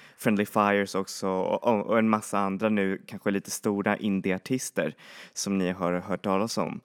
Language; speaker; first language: Swedish; native; Swedish